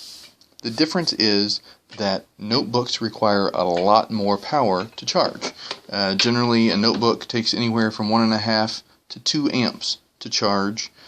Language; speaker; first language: English; native; English